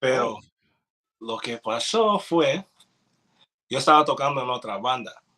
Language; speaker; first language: Spanish; early bilingual, heritage; English